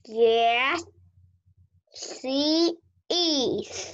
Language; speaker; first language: English; non-native, learner; Vietnamese